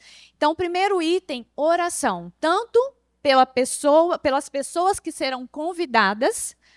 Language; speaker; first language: Portuguese; native; Portuguese